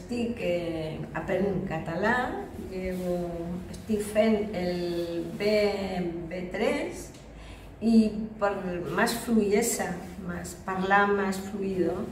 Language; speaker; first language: Catalan; non-native, learner; Spanish